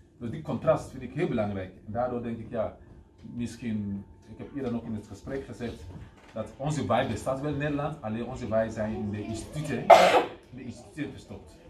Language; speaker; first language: Dutch; non-native, fluent; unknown